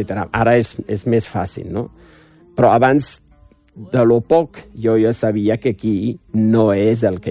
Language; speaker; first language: Catalan; non-native, fluent; Arabic